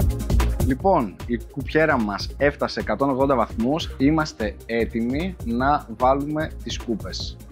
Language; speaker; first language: Greek; native; Greek